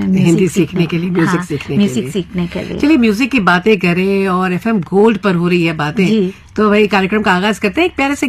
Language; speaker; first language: Hindi; native; Hindi